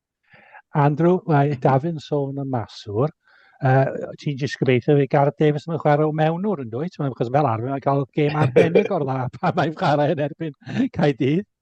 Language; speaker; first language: Welsh; non-native, local second language; English